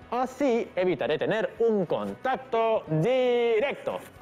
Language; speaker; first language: Spanish; native; Spanish